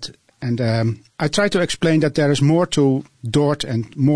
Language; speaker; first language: English; non-native, fluent; Dutch